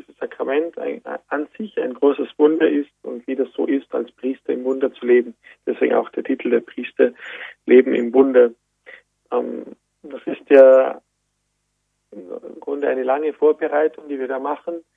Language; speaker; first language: German; native; German